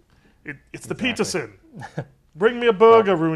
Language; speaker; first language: English; native; English